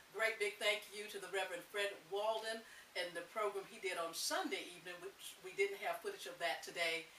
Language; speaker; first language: English; native; English